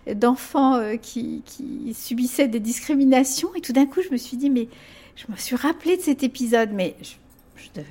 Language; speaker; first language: French; early bilingual, other home language; Spanish